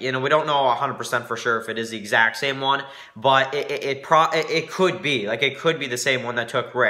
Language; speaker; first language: English; native; English